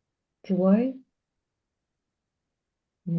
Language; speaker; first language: English; non-native, learner; Russian